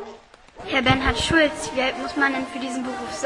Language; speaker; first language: German; native; German